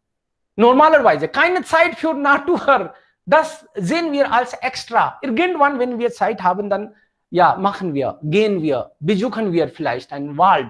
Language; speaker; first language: German; non-native, fluent; Hindi